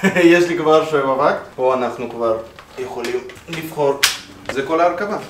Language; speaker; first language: Hebrew; early bilingual, other home language; Russian